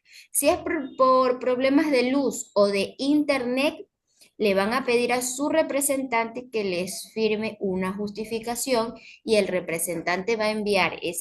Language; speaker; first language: Spanish; native; Spanish